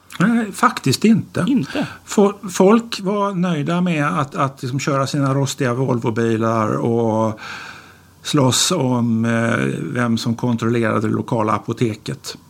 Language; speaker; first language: Swedish; native; Swedish